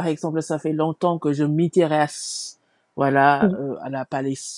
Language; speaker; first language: French; non-native, fluent; English